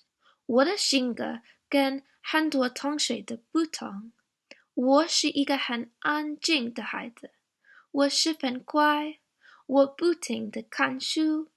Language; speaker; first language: Chinese; non-native, learner; English